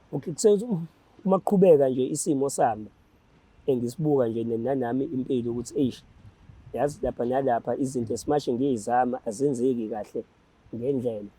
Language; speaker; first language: Zulu; native; Zulu